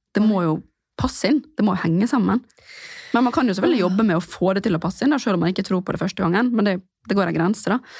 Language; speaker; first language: Norwegian; native; Norwegian